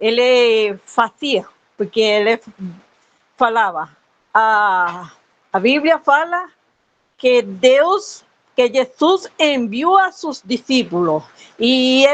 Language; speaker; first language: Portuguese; non-native, fluent; Spanish